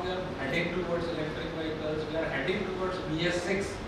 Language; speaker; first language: English; non-native, local second language; Hindi